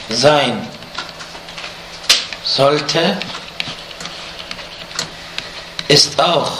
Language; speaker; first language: German; non-native, fluent; Arabic